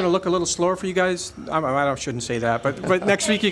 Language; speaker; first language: English; native; English